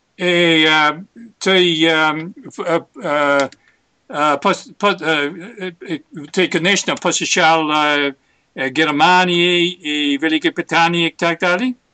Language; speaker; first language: Russian; non-native, learner; English